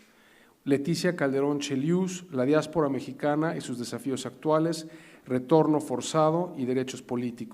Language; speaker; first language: Spanish; native; Spanish